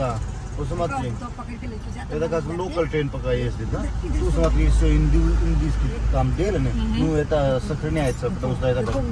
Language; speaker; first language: Russian; non-native, learner; Hindi